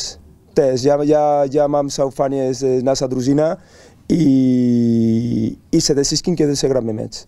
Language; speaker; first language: Polish; non-native, learner; Spanish